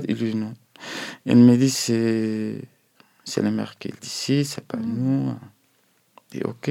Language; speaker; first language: French; non-native, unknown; Arabic